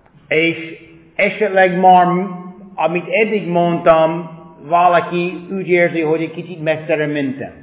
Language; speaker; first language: Hungarian; non-native, fluent; English